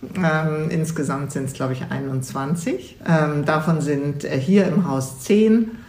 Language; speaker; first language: German; native; German